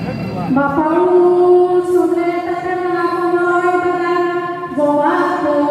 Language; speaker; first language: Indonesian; non-native, local second language; Nias